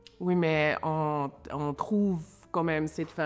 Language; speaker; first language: French; non-native, fluent; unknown